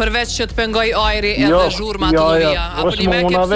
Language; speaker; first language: Albanian; native; Albanian